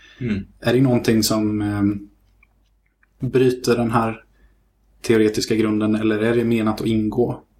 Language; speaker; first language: Swedish; native; Swedish